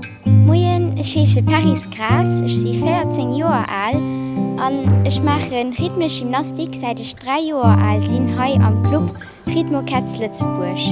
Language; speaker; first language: German; non-native, local second language; Luxembourgish